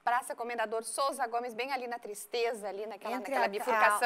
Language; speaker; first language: Portuguese; native; Portuguese